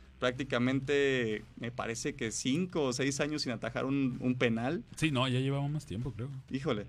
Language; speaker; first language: Spanish; native; Spanish